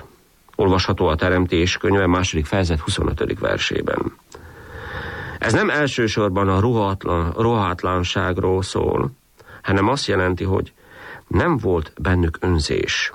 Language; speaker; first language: Hungarian; native; Hungarian